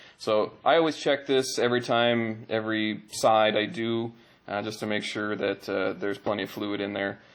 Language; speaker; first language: English; native; English